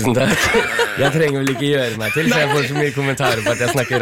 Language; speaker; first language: Norwegian; early bilingual, heritage; Norwegian